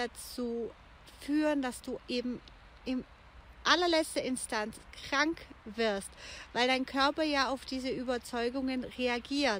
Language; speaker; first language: German; native; German